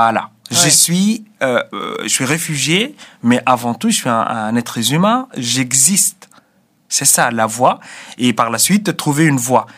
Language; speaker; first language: French; non-native, fluent; Arabic